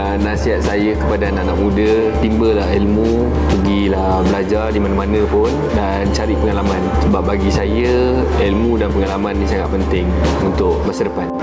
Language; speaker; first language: Malay; native; Malay